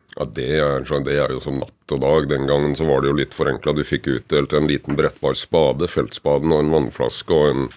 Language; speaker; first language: Norwegian; native; Norwegian